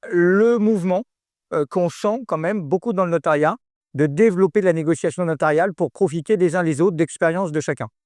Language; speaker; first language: French; native; French